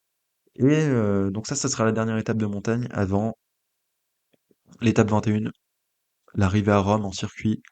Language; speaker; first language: French; native; French